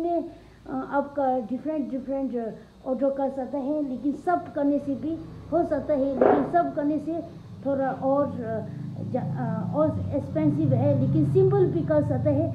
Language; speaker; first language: Hindi; non-native, local second language; Tibetan